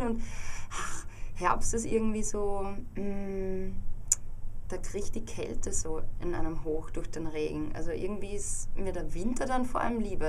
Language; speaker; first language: German; native; German